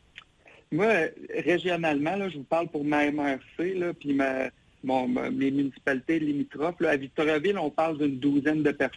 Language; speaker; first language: French; native; French